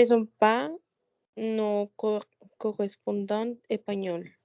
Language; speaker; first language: French; non-native, learner; Spanish